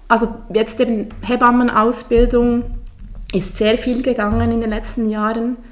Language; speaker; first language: German; native; German